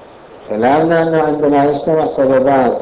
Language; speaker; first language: Arabic; native; Arabic